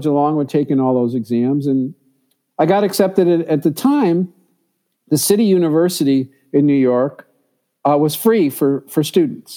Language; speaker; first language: English; native; English